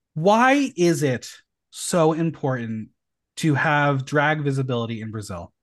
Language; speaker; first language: English; native; English